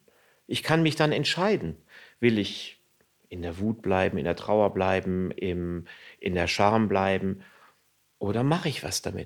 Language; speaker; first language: German; native; German